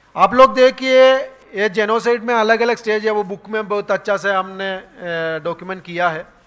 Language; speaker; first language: Hindi; non-native, local second language; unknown